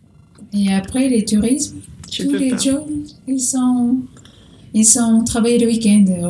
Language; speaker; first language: French; non-native, learner; Portuguese